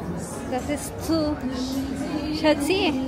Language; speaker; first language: German; non-native, learner; Filipino